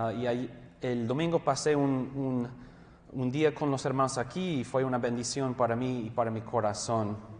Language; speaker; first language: Spanish; non-native, fluent; English